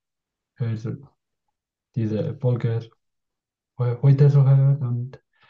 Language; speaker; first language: German; non-native, learner; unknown